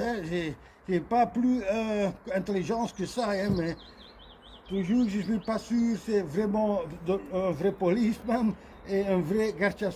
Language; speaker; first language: French; non-native, learner; Dutch